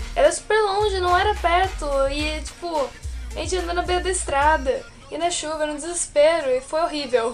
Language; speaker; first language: Portuguese; native; Portuguese